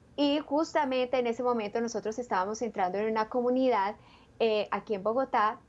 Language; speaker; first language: Spanish; native; Spanish